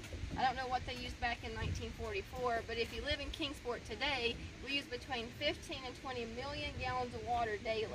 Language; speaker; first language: English; native; English